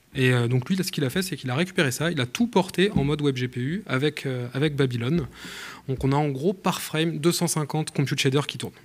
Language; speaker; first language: French; native; French